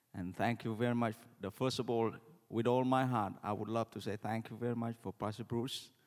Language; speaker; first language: English; non-native, learner; Khmer